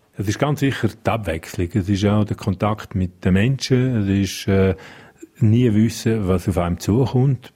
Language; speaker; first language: German; non-native, local second language; Romansh